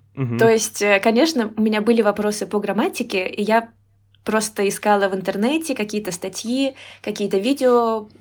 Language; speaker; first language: Russian; native; Russian